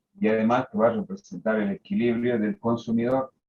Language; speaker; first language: Spanish; native; Spanish